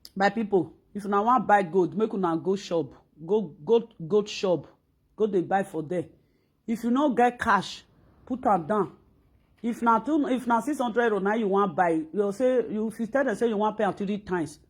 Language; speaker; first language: Nigerian Pidgin; non-native, local second language; Bini